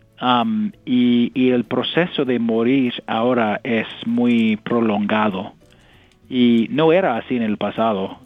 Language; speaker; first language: Spanish; non-native, fluent; English